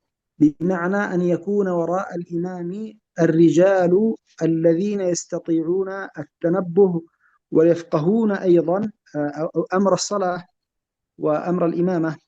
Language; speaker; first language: Arabic; native; Arabic